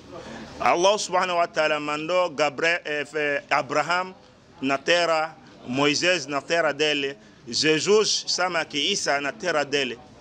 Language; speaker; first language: Portuguese; non-native, learner; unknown